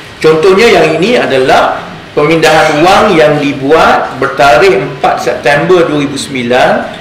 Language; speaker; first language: Malay; native; Malay